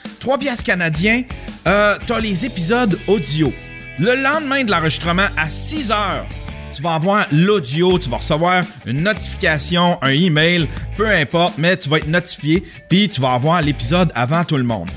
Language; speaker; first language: French; native; French